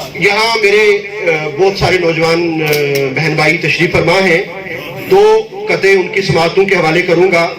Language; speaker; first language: Urdu; non-native, local second language; Pahari-Potwari